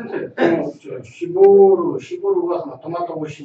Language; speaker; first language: Japanese; non-native, learner; Tamil